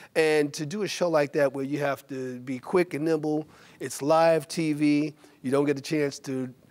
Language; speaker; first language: English; native; English